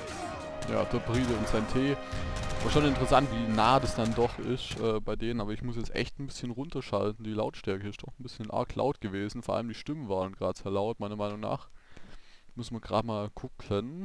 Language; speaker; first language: German; native; German